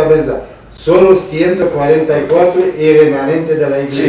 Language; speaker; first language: Spanish; non-native, learner; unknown